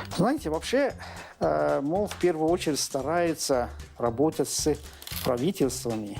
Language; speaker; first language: Russian; non-native, local second language; Azerbaijani